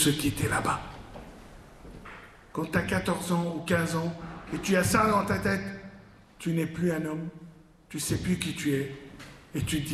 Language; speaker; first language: French; non-native, local second language; Arabic